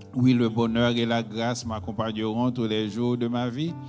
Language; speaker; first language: French; non-native, local second language; Haitian Creole